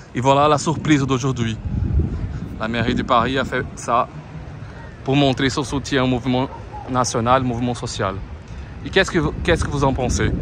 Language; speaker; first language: French; non-native, fluent; Portuguese